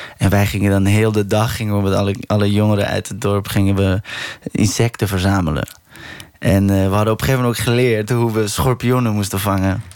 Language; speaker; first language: Dutch; early bilingual, other home language; Persian